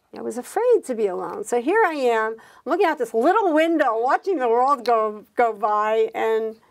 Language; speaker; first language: English; native; English